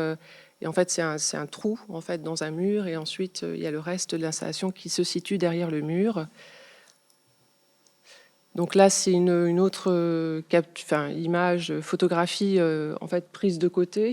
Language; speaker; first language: French; native; French